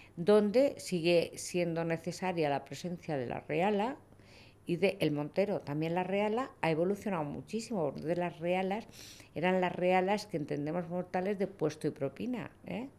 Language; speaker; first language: Spanish; native; Spanish